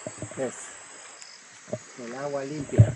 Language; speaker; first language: Spanish; non-native, local second language; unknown